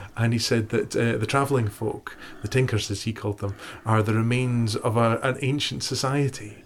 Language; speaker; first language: English; native; English